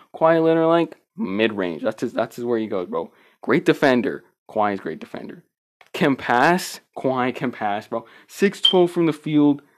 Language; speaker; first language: English; early bilingual, other home language; Spanish